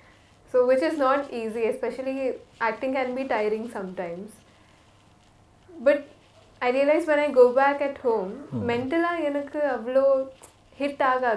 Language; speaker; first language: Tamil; non-native, learner; Tulu